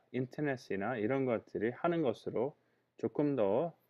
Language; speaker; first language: Korean; non-native, fluent; English